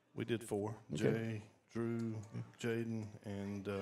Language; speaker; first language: English; native; English